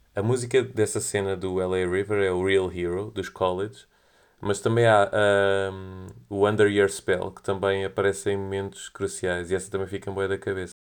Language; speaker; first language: Portuguese; native; Portuguese